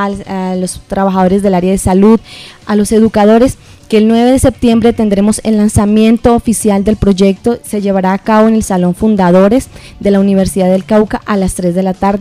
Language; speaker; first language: Spanish; native; Spanish